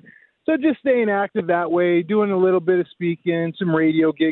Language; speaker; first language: English; native; English